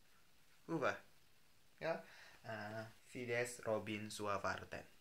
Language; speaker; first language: Finnish; non-native, learner; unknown